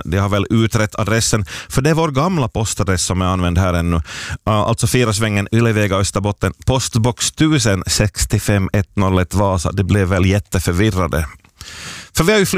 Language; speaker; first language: Swedish; native; Swedish